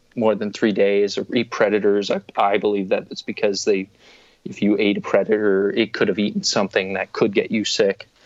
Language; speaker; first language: English; native; English